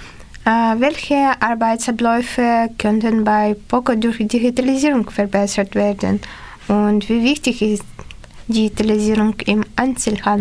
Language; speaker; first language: German; non-native, fluent; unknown